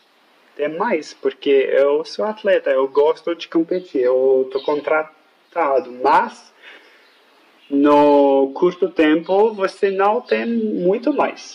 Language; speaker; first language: Portuguese; non-native, fluent; French